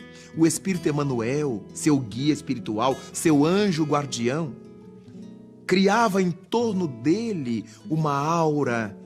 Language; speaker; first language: Portuguese; native; Portuguese